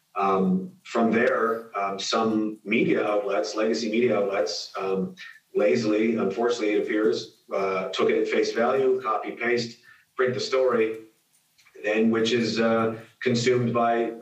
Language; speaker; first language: English; native; English